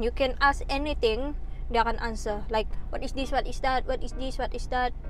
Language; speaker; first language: English; non-native, local second language; Malay